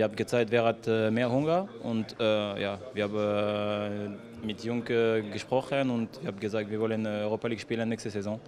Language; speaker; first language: German; non-native, learner; French